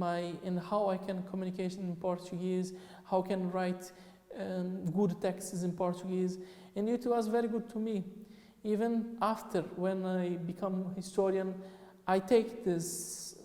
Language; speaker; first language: English; non-native, fluent; Portuguese